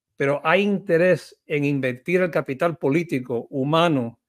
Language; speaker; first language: Spanish; early bilingual, heritage; Spanish